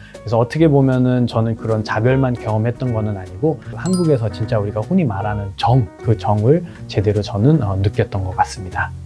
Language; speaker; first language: Korean; non-native, fluent; Nepali